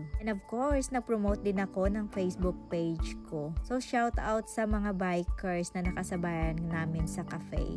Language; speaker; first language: Filipino; non-native, local second language; Hiligaynon